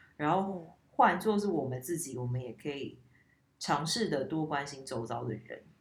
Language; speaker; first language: Chinese; non-native, fluent; English